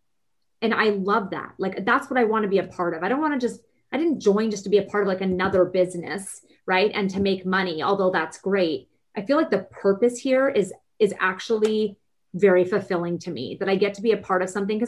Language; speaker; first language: English; native; English